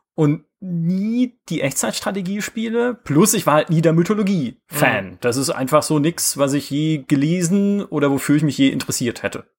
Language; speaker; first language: German; native; German